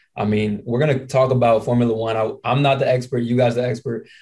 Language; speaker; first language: English; native; English